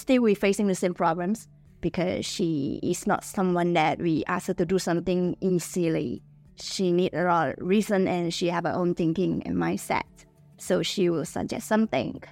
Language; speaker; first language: English; non-native, fluent; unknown